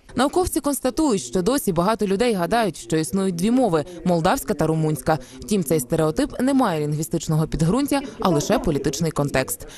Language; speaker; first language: Ukrainian; native; Ukrainian